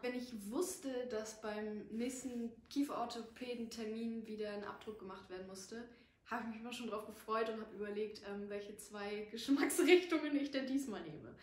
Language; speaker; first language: German; native; German